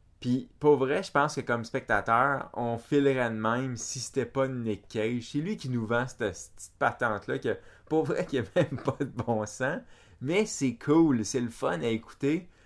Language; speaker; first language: French; native; French